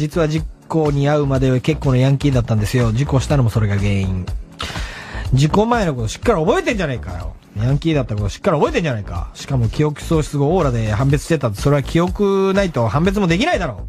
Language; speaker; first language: Japanese; native; Japanese